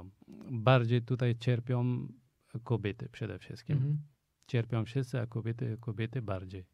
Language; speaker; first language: Polish; non-native, fluent; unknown